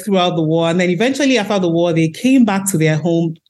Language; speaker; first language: English; non-native, local second language; Igbo